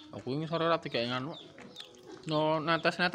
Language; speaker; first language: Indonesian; non-native, local second language; Javanese